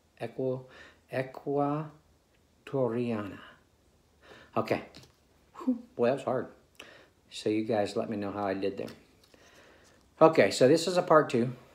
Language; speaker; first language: English; native; English